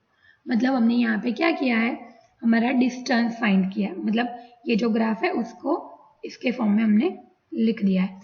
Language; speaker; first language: Hindi; non-native, local second language; Gujarati